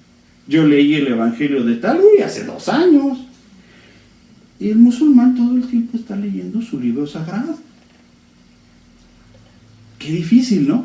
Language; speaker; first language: Spanish; native; Spanish